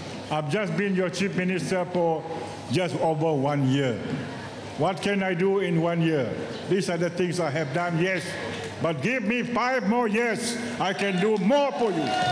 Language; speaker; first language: English; non-native, local second language; Malay